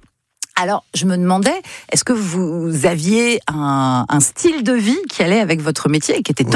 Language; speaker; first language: French; native; French